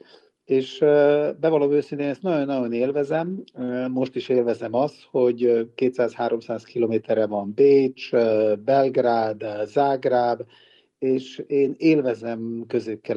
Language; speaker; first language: Hungarian; non-native, local second language; Serbian